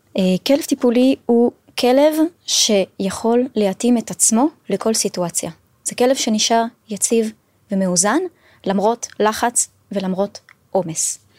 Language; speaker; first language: Hebrew; non-native, fluent; French